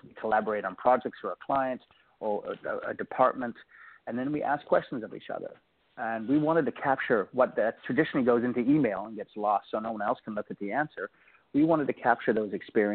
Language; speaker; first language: English; native; English